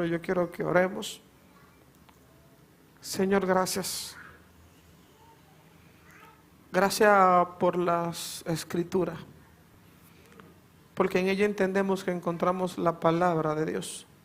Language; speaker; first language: Spanish; native; Spanish